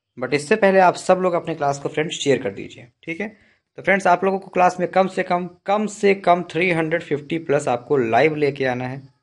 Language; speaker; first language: Hindi; native; Hindi